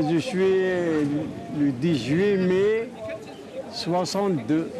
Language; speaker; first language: French; non-native, local second language; Arabic